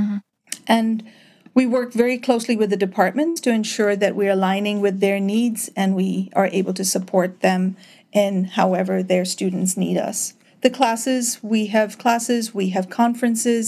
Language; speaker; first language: English; native; English